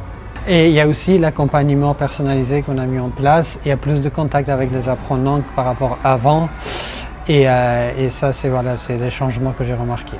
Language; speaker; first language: French; non-native, fluent; Persian